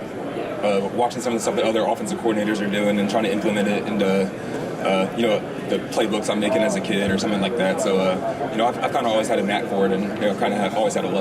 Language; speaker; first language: English; native; English